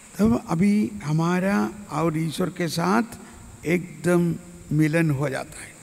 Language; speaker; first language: Hindi; non-native, local second language; Malayalam